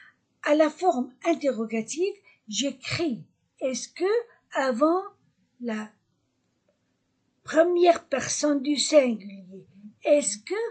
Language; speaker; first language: French; non-native, fluent; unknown